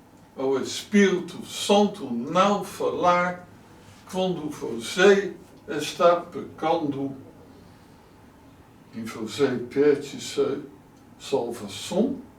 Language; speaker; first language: Portuguese; non-native, learner; Dutch